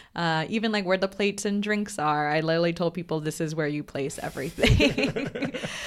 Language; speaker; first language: English; non-native, local second language; Bangla